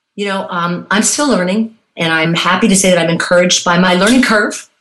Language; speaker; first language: English; native; English